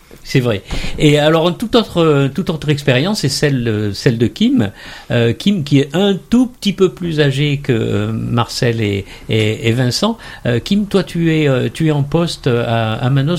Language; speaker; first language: French; native; French